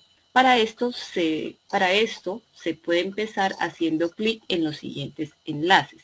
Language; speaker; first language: Spanish; native; Spanish